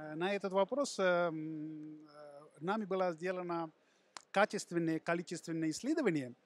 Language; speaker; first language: Russian; non-native, fluent; Sinhala